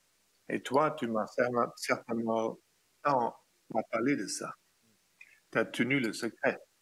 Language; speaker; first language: French; non-native, fluent; German